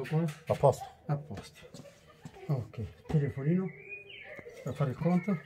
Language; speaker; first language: Italian; non-native, fluent; Arabic